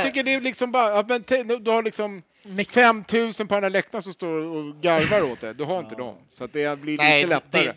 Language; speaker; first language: Swedish; native; Swedish